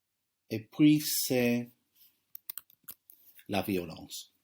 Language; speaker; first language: French; non-native, fluent; English